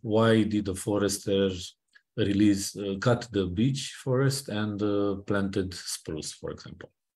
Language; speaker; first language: English; non-native, fluent; Romanian